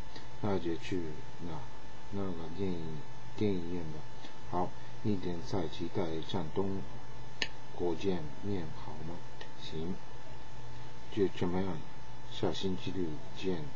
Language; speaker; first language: Chinese; non-native, learner; Japanese